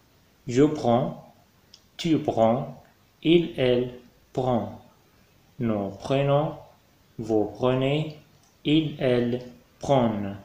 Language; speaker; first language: French; non-native, fluent; Arabic